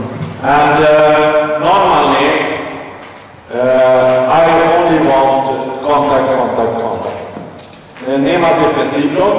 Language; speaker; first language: English; non-native, learner; Swedish